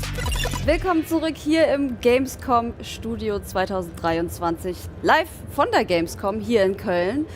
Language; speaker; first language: German; native; German